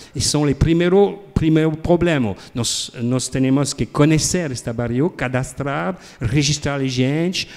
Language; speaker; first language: Portuguese; non-native, learner; French